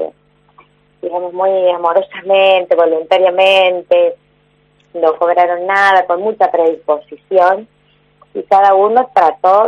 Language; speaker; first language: Spanish; native; Spanish